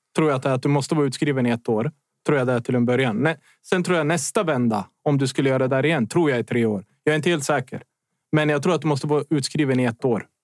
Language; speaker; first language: Swedish; early bilingual, other home language; Bosnian